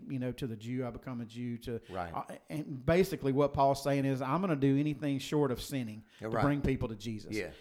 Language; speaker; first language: English; native; English